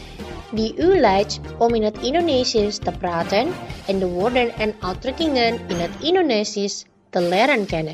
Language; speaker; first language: Dutch; non-native, learner; Indonesian